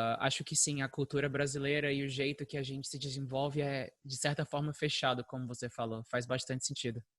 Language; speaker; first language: Portuguese; native; Portuguese